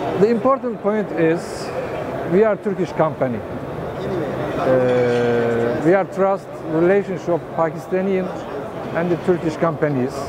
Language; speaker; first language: English; non-native, learner; Turkish